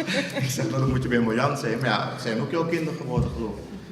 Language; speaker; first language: Dutch; native; Dutch